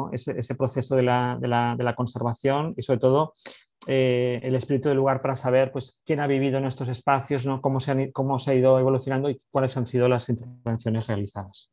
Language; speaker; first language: Spanish; native; Spanish